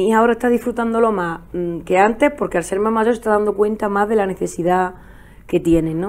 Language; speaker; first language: Spanish; native; Spanish